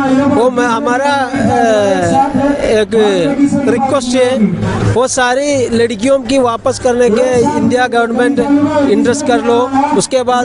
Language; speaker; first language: Hindi; non-native, local second language; Malayalam